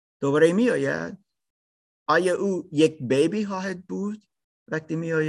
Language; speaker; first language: Persian; non-native, fluent; English